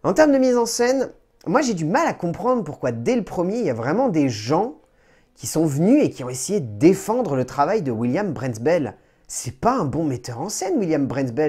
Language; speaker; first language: French; native; French